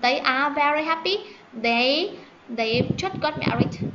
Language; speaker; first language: English; non-native, fluent; Vietnamese